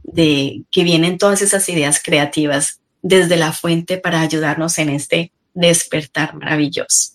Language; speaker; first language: Spanish; native; Spanish